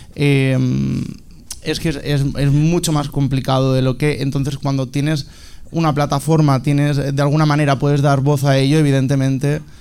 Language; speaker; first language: Spanish; native; Spanish